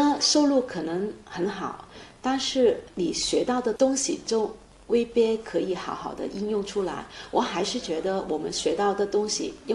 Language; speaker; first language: Chinese; non-native, fluent; Cantonese